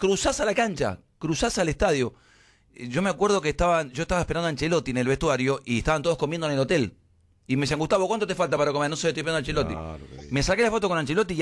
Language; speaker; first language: Spanish; native; Spanish